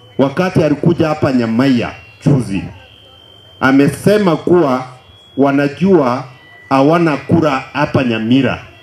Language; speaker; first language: Swahili; non-native, local second language; Gusii